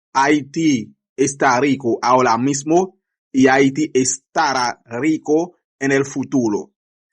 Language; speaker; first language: Spanish; non-native, fluent; Haitian Creole